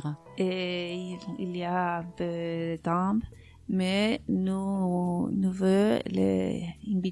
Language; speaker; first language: French; non-native, learner; Spanish